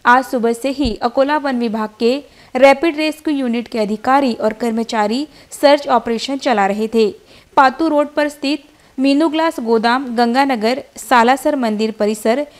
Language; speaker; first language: Hindi; non-native, local second language; Marathi